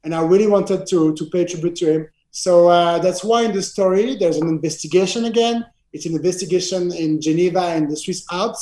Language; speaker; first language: English; non-native, fluent; French